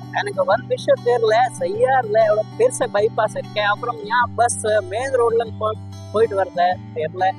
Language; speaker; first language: Tamil; non-native, learner; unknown